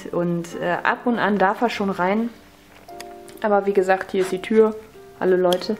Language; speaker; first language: German; native; German